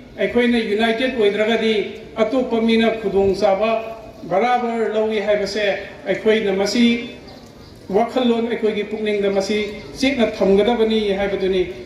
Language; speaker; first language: Manipuri; native; Manipuri